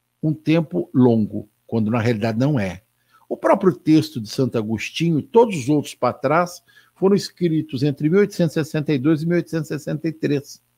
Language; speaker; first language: Portuguese; native; Portuguese